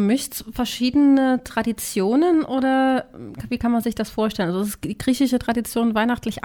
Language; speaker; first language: German; native; German